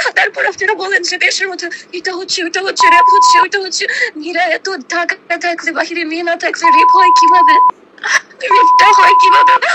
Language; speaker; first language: Bangla; non-native, fluent; Russian